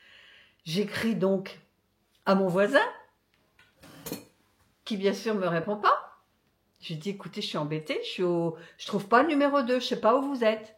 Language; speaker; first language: French; native; French